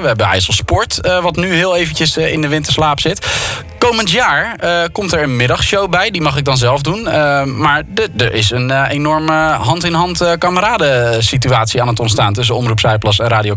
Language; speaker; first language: Dutch; native; Dutch